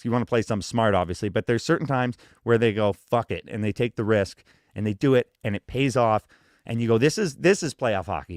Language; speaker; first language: English; native; English